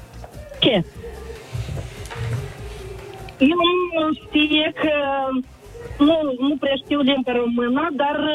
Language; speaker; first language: Romanian; non-native, local second language; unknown